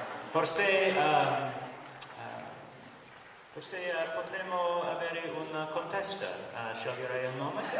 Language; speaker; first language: Italian; non-native, learner; English